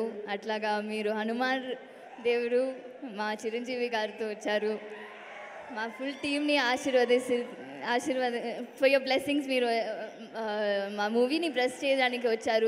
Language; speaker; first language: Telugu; non-native, learner; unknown